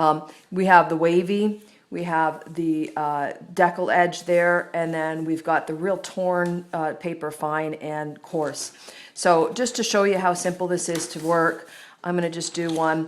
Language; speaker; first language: English; native; English